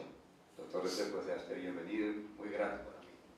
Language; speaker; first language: Spanish; native; Spanish